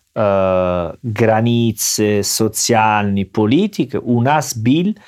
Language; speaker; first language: Russian; non-native, learner; Italian